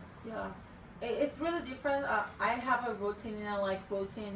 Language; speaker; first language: English; non-native, learner; Portuguese